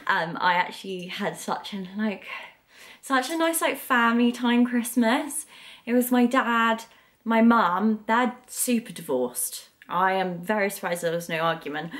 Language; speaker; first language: English; native; English